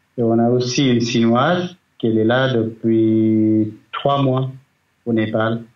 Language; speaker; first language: French; non-native, fluent; Nepali